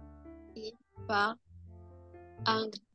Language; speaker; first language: French; non-native, learner; Spanish